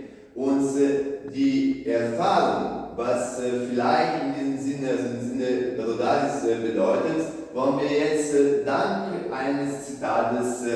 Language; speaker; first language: German; non-native, fluent; Italian